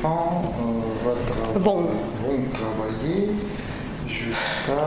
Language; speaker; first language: French; non-native, learner; Russian